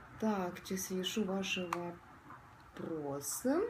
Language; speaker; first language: Russian; non-native, local second language; Estonian